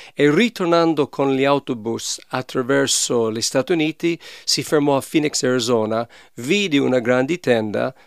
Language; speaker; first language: Italian; non-native, fluent; English